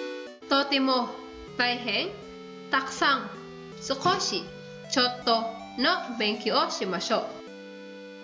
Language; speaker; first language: Japanese; non-native, fluent; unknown